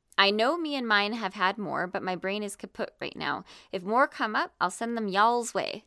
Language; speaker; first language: English; native; English